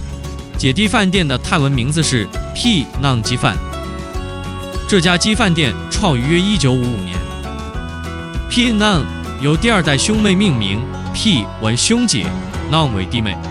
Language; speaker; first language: Chinese; native; Chinese